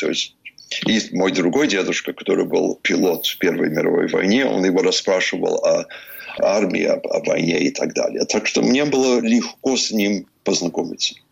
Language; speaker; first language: Russian; non-native, fluent; English